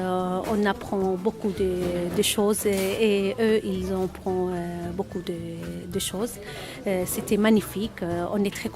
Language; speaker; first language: French; non-native, fluent; Arabic